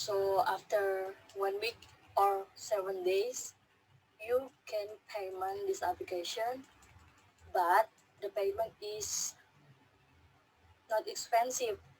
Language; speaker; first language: English; non-native, learner; Indonesian